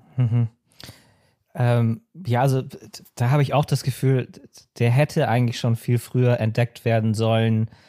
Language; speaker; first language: German; native; German